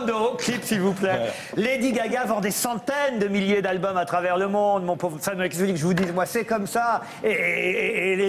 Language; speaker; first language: French; native; French